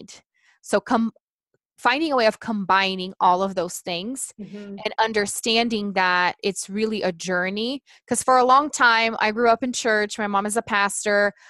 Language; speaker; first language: English; non-native, fluent; Portuguese